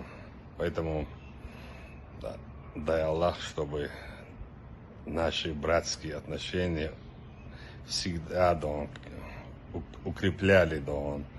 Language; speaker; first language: Russian; non-native, local second language; Chechen